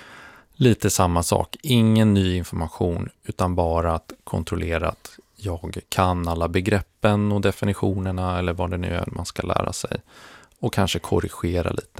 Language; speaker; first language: Swedish; native; Swedish